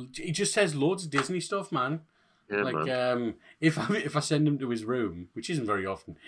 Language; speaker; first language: English; native; English